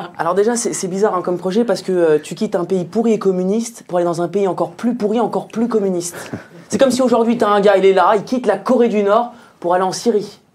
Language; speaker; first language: French; native; French